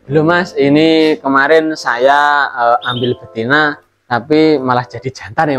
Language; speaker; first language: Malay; non-native, local second language; Javanese